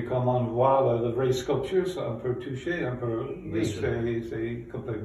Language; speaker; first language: French; non-native, fluent; English